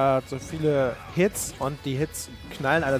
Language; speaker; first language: German; native; German